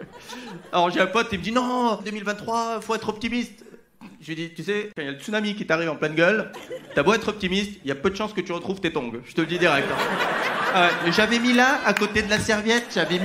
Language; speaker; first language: French; native; French